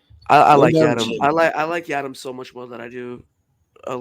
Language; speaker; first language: English; native; English